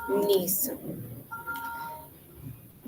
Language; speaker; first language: Spanish; native; Spanish